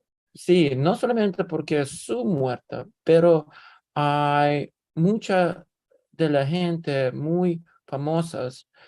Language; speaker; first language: Spanish; non-native, learner; Russian